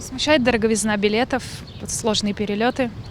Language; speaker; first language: Russian; native; Russian